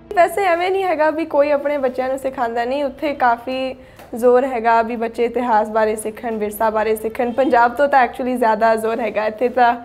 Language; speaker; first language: Punjabi; early bilingual, heritage; Punjabi